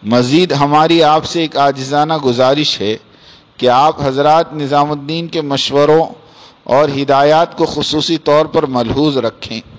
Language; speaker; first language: Urdu; native; Urdu